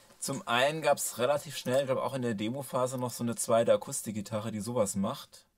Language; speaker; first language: German; native; German